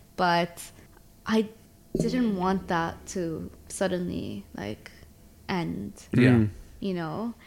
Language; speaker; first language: English; early bilingual, other home language; Arabic